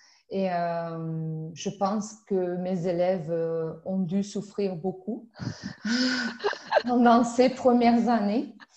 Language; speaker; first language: French; non-native, fluent; Spanish